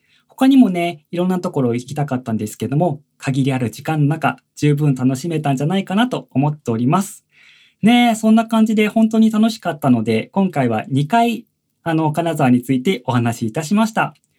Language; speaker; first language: Japanese; native; Japanese